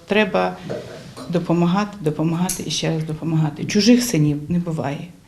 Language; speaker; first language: Ukrainian; native; Ukrainian